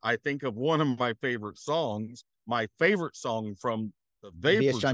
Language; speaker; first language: English; native; English